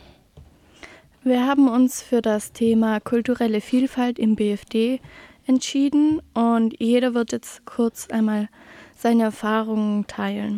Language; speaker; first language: German; native; German